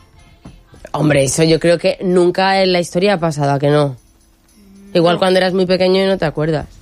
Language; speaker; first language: Spanish; native; Spanish